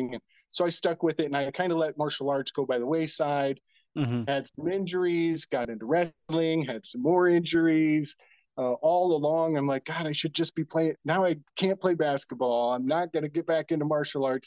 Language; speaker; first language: English; native; English